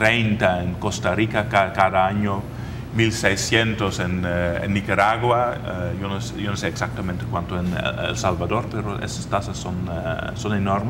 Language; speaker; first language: Spanish; non-native, fluent; Dutch